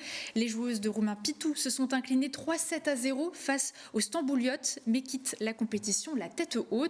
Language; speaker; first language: French; native; French